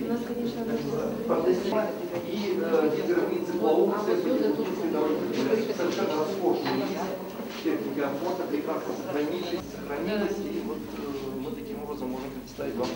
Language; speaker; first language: Russian; native; Russian